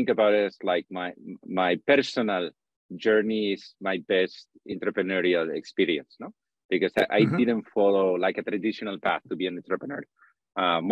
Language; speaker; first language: English; non-native, fluent; Spanish